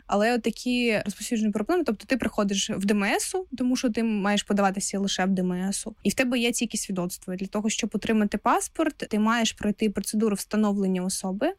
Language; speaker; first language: Ukrainian; non-native, local second language; Russian